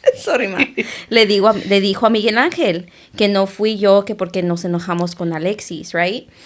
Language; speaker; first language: Spanish; early bilingual, heritage; Spanish